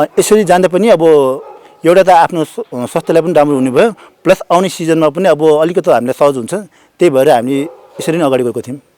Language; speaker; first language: Nepali; non-native, local second language; Sherpa